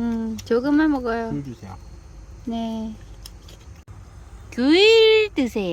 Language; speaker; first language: Korean; non-native, learner; Vietnamese